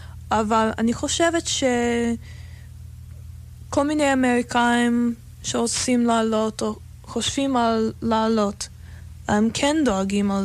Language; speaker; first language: Hebrew; non-native, fluent; English